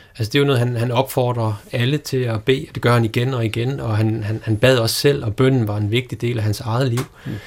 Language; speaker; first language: Danish; native; Danish